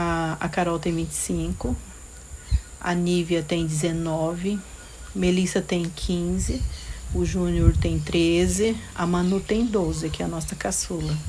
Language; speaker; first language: Portuguese; non-native, local second language; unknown